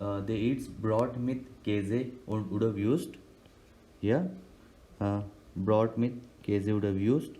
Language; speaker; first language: German; non-native, learner; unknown